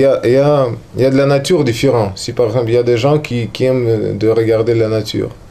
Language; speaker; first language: French; non-native, learner; Russian